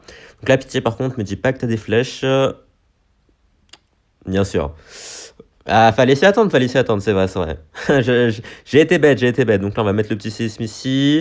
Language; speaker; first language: French; native; French